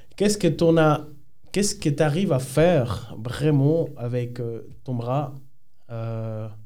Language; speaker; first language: French; early bilingual, other home language; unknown